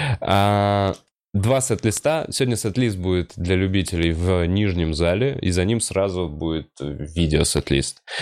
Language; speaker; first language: Russian; native; Russian